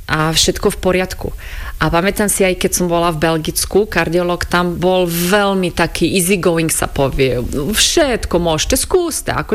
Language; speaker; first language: Slovak; non-native, fluent; Croatian